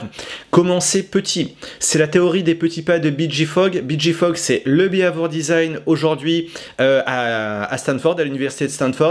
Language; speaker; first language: French; native; French